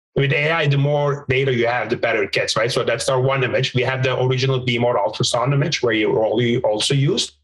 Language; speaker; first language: English; non-native, fluent; Turkish